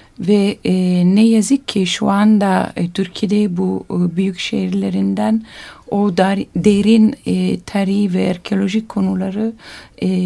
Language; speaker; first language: Turkish; non-native, learner; Italian